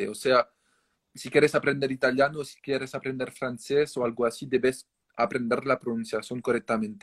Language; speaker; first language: Spanish; non-native, fluent; French